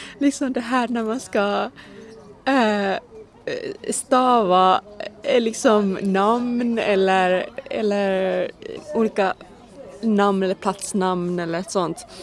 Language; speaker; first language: Swedish; non-native, local second language; Finnish